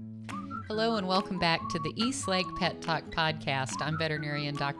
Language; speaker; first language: English; native; English